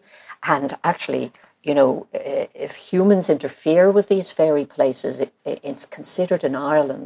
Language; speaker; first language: English; native; English